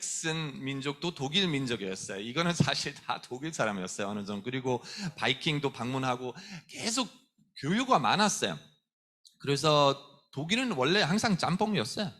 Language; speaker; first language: Korean; non-native, fluent; German